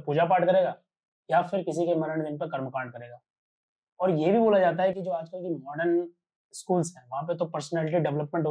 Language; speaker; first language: Hindi; native; Hindi